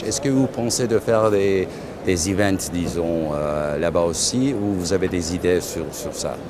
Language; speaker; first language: French; non-native, fluent; Turkish